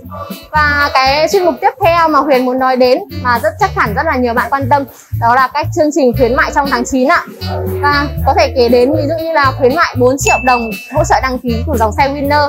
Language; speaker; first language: Vietnamese; native; Vietnamese